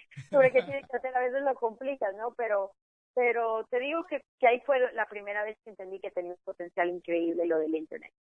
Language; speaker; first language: Spanish; native; Spanish